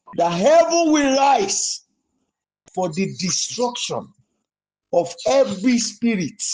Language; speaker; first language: English; non-native, local second language; Yoruba